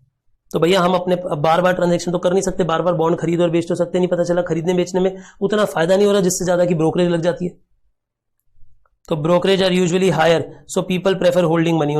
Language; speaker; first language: Hindi; native; Hindi